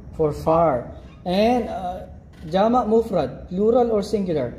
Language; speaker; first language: English; non-native, fluent; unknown